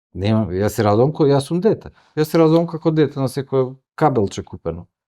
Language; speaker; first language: Macedonian; native; Macedonian